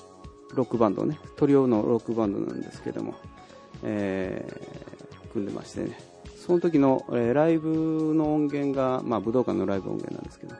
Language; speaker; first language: Japanese; native; Japanese